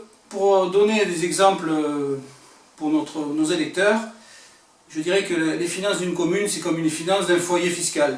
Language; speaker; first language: French; native; French